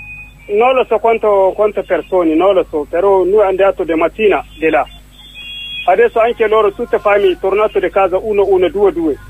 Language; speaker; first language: Italian; non-native, learner; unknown